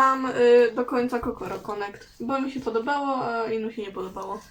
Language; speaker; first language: Polish; native; Polish